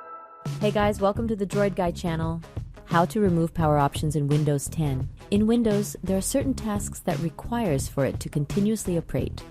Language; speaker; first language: English; non-native, local second language; Filipino